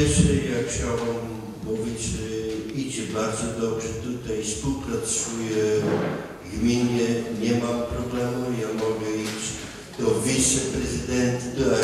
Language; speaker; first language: Polish; non-native, learner; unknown